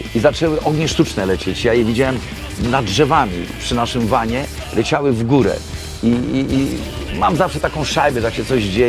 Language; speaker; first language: Polish; native; Polish